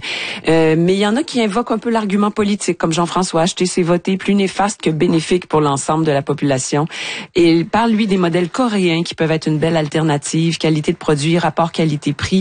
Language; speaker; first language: French; native; French